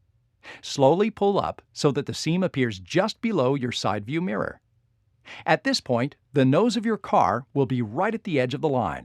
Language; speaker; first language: English; native; English